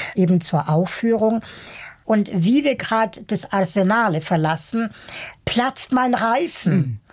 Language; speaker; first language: German; early bilingual, other home language; Bosnian